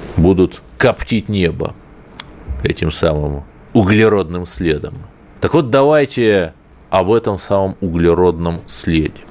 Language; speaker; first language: Russian; native; Russian